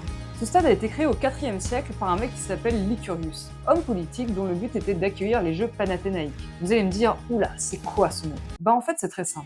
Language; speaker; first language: French; native; French